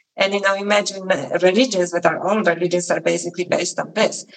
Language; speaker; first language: English; non-native, fluent; Polish